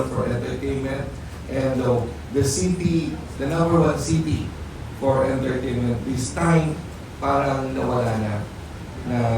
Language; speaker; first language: English; non-native, local second language; Filipino